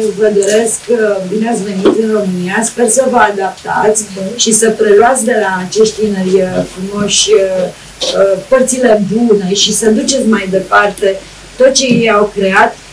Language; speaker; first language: Romanian; native; Romanian